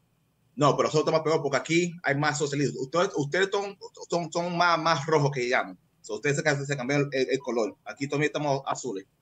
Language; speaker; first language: Spanish; early bilingual, heritage; English